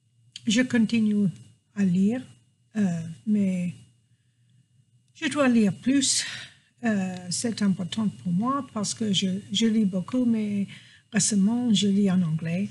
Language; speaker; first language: French; non-native, fluent; English